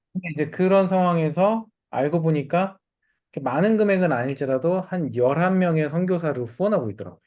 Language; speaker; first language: Korean; native; Korean